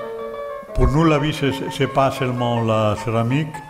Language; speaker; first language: French; non-native, learner; Catalan